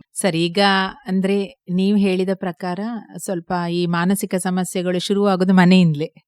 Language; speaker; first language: Kannada; native; Kannada